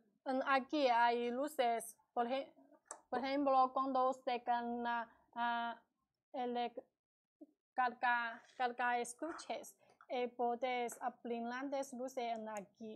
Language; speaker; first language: Spanish; non-native, learner; Chinese